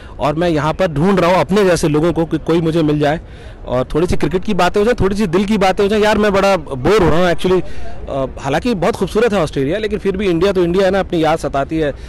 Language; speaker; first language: Hindi; native; Hindi